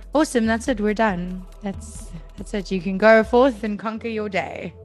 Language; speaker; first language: English; native; English